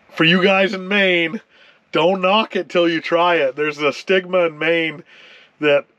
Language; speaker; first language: English; native; English